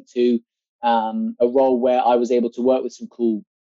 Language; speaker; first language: English; native; English